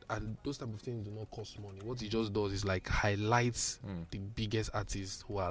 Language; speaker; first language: English; non-native, local second language; Igbo